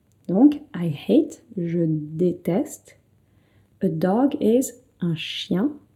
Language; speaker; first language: French; native; French